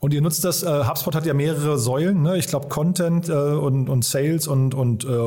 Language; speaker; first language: German; native; German